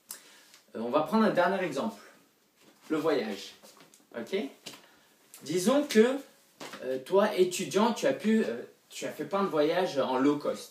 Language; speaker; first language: French; native; French